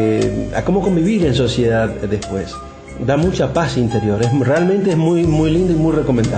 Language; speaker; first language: Spanish; native; Spanish